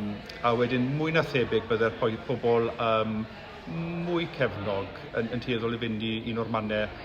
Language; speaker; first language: Welsh; native; Welsh